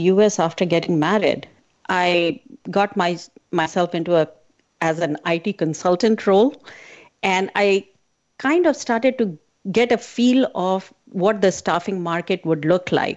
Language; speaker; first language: English; non-native, local second language; Hindi